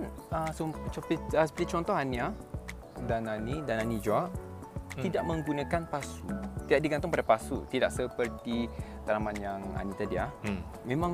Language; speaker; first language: Malay; native; Malay